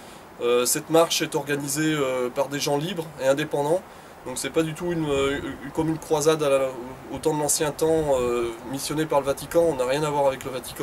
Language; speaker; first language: French; native; French